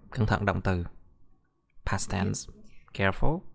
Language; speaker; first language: Vietnamese; native; Vietnamese